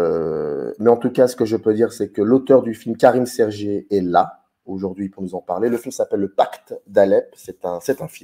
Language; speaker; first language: French; native; French